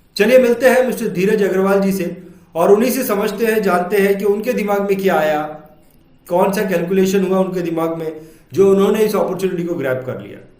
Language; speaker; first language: Hindi; native; Hindi